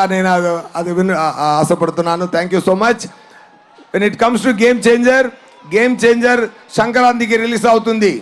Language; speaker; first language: Telugu; non-native, learner; Tamil